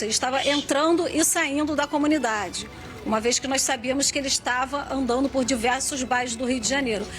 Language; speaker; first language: Portuguese; native; Portuguese